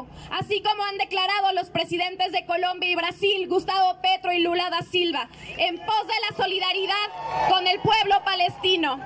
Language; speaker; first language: Spanish; native; Spanish